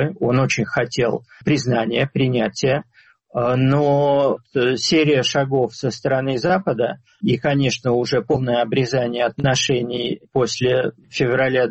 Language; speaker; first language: Russian; native; Russian